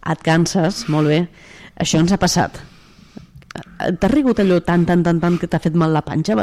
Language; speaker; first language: Catalan; native; Catalan